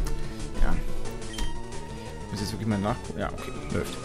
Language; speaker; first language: German; native; German